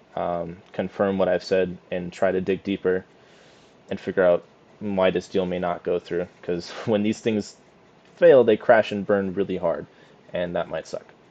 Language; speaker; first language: English; native; English